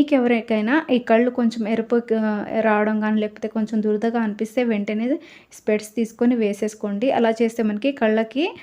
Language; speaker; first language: Telugu; native; Telugu